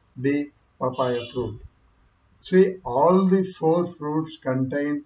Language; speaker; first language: English; non-native, local second language; Kannada